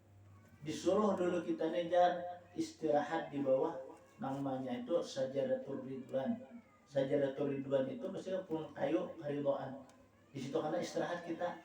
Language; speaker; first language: Indonesian; non-native, local second language; Banjar